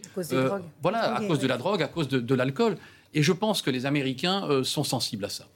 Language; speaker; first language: French; native; French